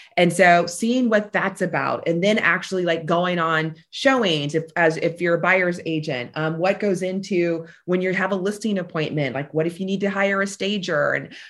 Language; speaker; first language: English; native; English